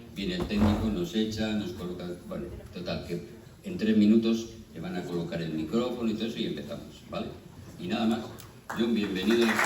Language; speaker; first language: Spanish; native; Spanish